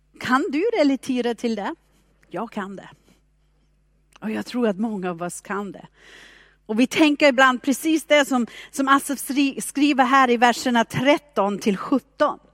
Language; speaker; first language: Swedish; non-native, fluent; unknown